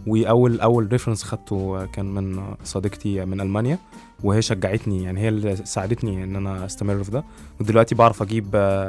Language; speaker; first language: Arabic; native; Arabic